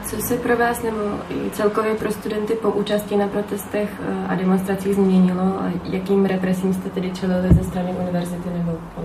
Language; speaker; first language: Czech; native; Czech